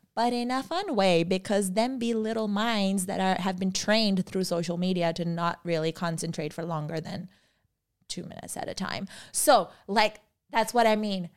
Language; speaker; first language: English; non-native, local second language; Urdu